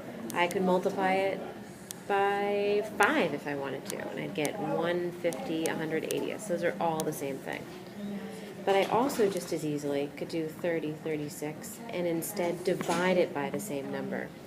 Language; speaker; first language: English; native; English